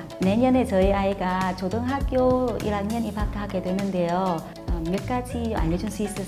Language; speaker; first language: Korean; non-native, fluent; Vietnamese